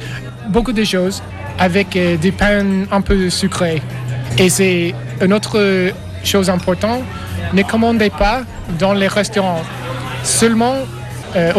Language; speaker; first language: French; non-native, learner; English